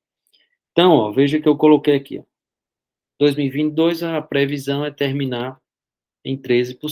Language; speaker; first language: Portuguese; native; Portuguese